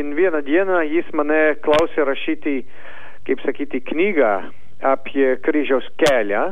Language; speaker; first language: Lithuanian; non-native, learner; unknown